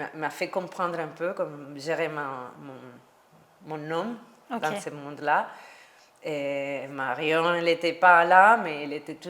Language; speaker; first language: French; non-native, learner; Spanish